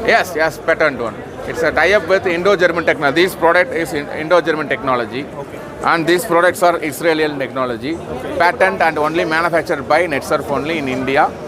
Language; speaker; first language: English; non-native, local second language; Tamil